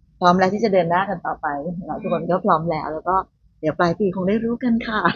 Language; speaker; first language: Thai; native; Thai